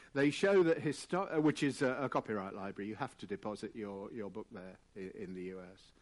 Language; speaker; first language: English; native; English